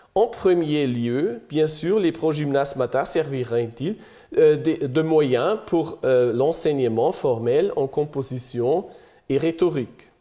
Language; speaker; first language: French; non-native, fluent; German